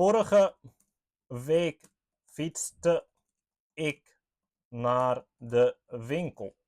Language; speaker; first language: Dutch; non-native, fluent; Arabic